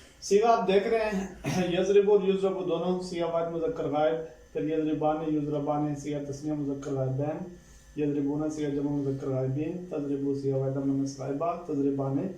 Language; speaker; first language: Urdu; native; Urdu